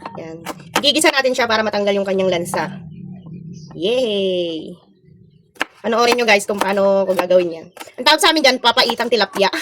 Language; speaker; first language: Filipino; non-native, local second language; Iloko